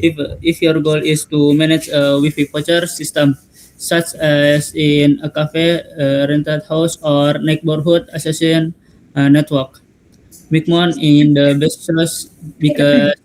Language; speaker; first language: English; non-native, learner; Indonesian